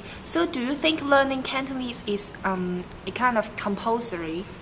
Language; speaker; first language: English; non-native, learner; Cantonese